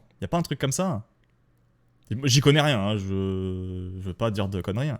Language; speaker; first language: French; native; French